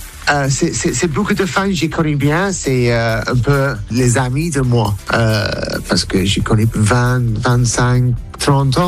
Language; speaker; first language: French; non-native, learner; English